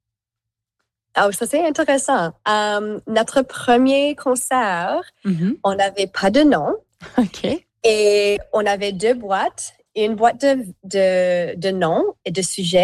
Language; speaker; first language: French; non-native, local second language; English